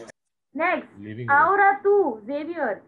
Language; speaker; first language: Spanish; non-native, fluent; Hindi